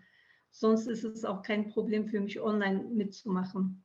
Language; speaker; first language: German; early bilingual, other home language; Turkish